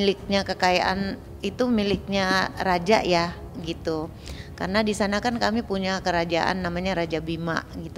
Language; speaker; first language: Indonesian; native; Indonesian